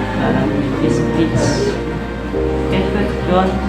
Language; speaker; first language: English; non-native, learner; Indonesian